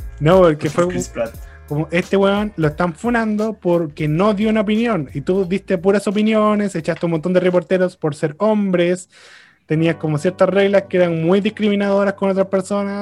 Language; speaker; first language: Spanish; native; Spanish